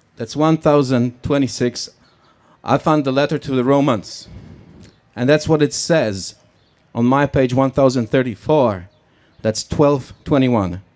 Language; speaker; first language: English; non-native, fluent; Polish